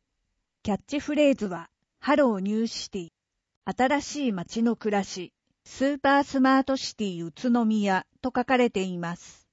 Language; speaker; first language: Japanese; native; Japanese